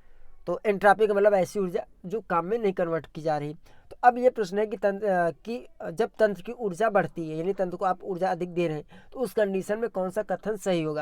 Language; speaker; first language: Hindi; native; Hindi